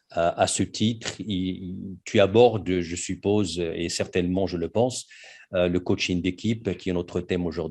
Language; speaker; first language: French; non-native, local second language; Arabic